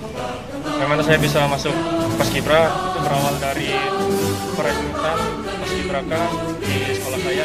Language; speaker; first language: Indonesian; native; Indonesian